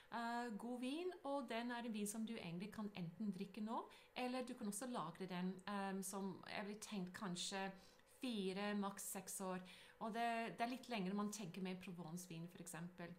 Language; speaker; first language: Norwegian; non-native, fluent; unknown